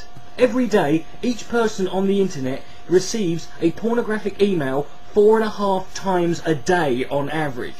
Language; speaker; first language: English; native; English